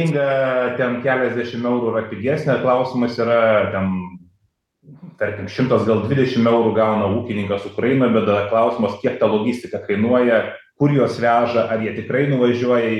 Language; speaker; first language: Lithuanian; native; Lithuanian